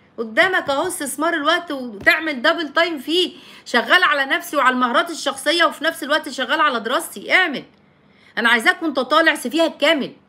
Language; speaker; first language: Arabic; native; Arabic